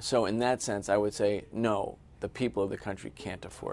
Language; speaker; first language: English; native; English